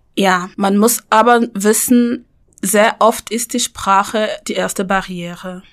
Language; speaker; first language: German; non-native, fluent; French